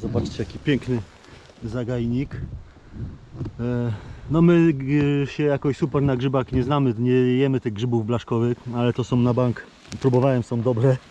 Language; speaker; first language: Polish; native; Polish